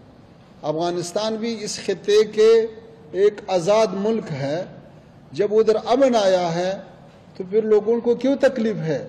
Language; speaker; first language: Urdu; non-native, fluent; Pashto